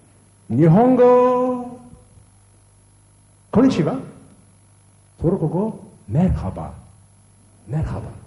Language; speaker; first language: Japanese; non-native, learner; Turkish